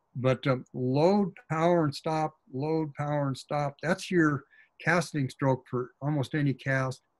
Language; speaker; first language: English; native; English